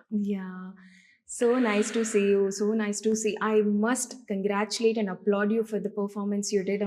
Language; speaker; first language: English; non-native, local second language; Telugu